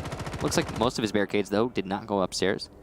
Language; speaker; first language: English; native; English